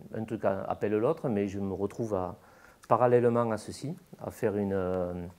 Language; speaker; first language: French; native; French